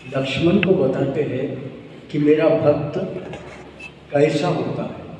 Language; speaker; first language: Hindi; non-native, local second language; Marathi